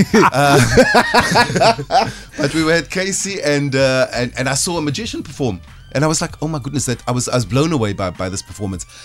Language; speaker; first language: English; native; English